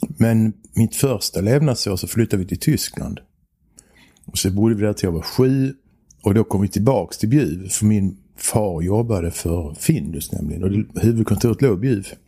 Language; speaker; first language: Swedish; native; Swedish